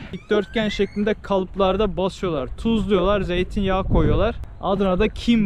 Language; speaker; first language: Turkish; native; Turkish